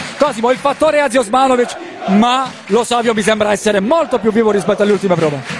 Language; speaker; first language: Italian; native; Italian